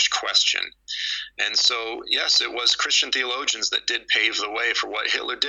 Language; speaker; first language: English; native; English